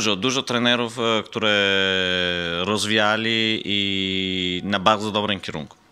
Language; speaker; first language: Polish; non-native, fluent; Italian